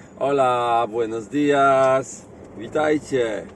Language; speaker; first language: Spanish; non-native, fluent; Polish